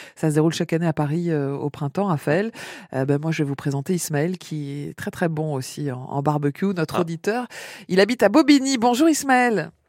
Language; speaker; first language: French; native; French